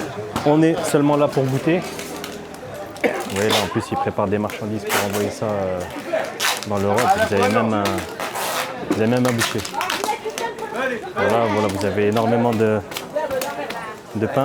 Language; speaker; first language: French; native; French